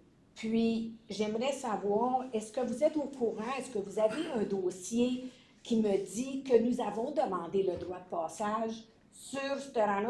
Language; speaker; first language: French; native; French